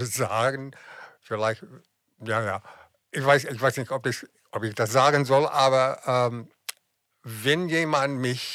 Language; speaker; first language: German; non-native, fluent; English